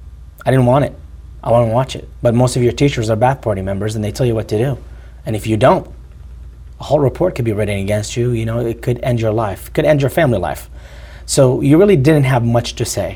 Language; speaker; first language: English; non-native, fluent; Arabic